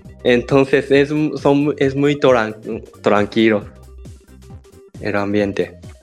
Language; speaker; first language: Spanish; non-native, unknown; Japanese